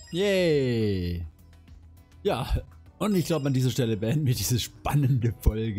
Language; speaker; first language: German; native; German